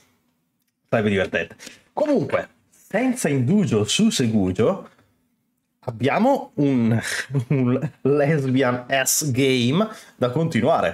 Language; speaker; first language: Italian; native; Italian